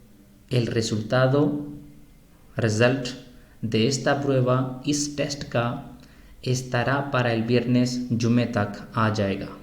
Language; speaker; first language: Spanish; non-native, fluent; Urdu